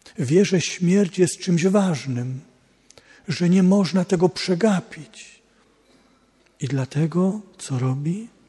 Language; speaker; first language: Polish; native; Polish